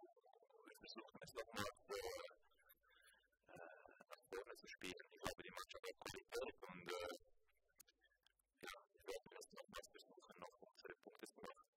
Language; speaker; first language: German; non-native, local second language; Italian